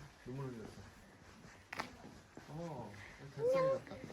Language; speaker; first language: Korean; native; Korean